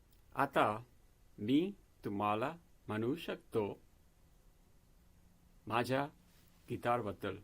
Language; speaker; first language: Marathi; non-native, learner; Spanish